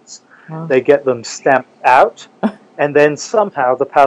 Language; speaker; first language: English; native; English